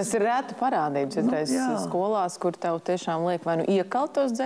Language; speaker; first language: Latvian; native; Latvian